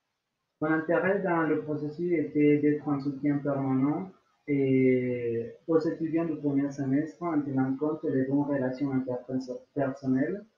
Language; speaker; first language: French; non-native, learner; Spanish